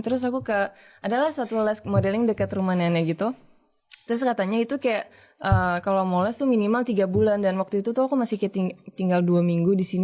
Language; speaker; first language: Indonesian; early bilingual, heritage; Indonesian